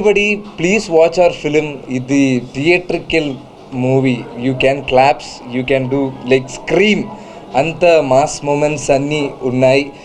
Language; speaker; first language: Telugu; non-native, learner; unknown